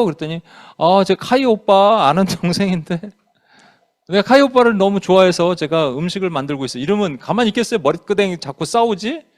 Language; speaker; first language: Korean; native; Korean